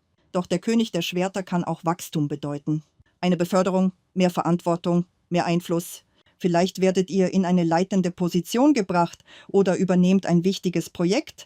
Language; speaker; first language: German; native; German